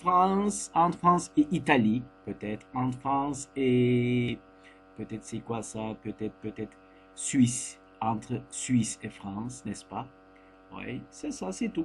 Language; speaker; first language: French; non-native, fluent; Turkish